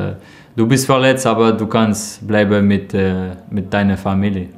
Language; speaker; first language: German; non-native, learner; French